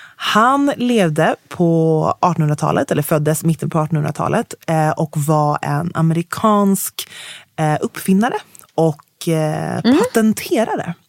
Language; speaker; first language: Swedish; native; Swedish